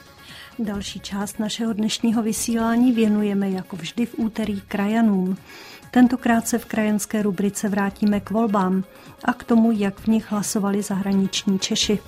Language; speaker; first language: Czech; native; Czech